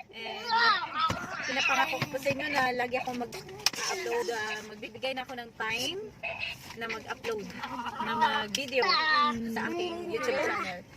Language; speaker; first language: Filipino; non-native, local second language; Cebuano